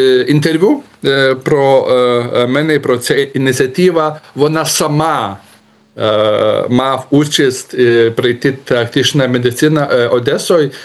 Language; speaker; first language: Ukrainian; non-native, learner; Lithuanian